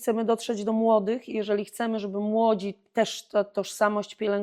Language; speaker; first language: Polish; native; Polish